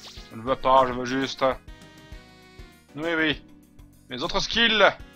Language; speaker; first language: French; native; French